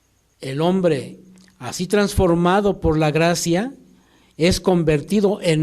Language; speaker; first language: Spanish; native; Spanish